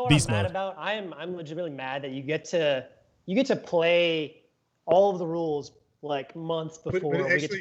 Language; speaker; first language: English; native; English